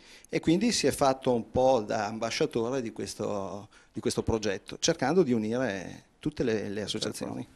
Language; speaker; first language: Italian; native; Italian